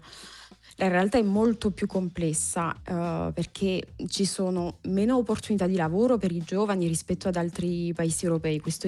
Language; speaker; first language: Italian; non-native, fluent; French